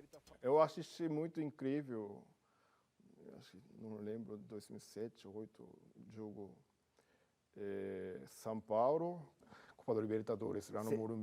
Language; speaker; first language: Portuguese; non-native, learner; Japanese